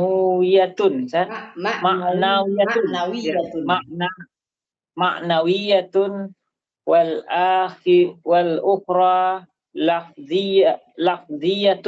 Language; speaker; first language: Arabic; non-native, learner; Indonesian